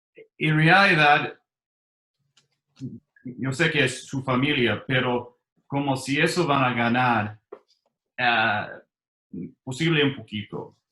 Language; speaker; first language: Spanish; non-native, learner; English